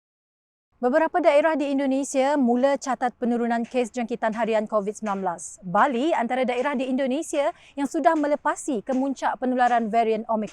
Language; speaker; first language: Malay; native; Malay